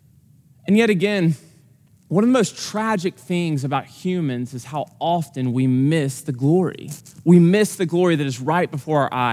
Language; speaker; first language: English; native; English